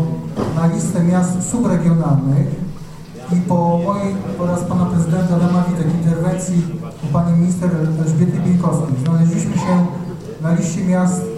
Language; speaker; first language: Polish; native; Polish